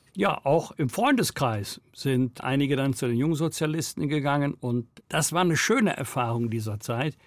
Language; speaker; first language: German; native; German